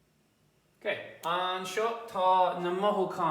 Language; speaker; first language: Irish; non-native, fluent; English